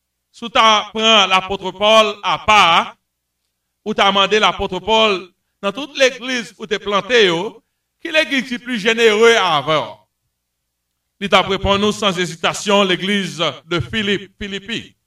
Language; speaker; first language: French; native; French